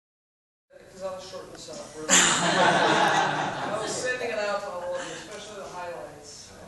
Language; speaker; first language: English; native; English